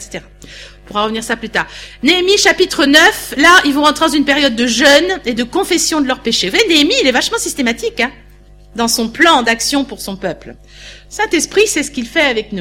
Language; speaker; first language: French; native; French